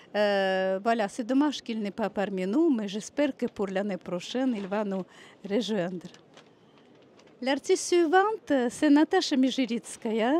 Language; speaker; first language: French; non-native, fluent; Russian